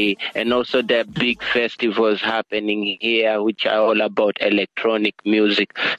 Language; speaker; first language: English; non-native, local second language; Giryama